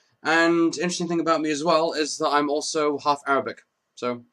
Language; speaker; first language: English; native; English